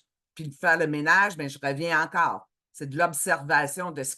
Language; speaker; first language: French; native; French